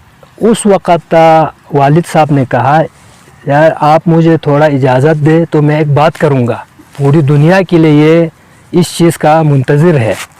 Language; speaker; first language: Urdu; non-native, local second language; Balti